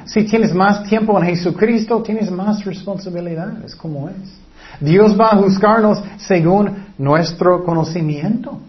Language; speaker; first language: Spanish; non-native, fluent; English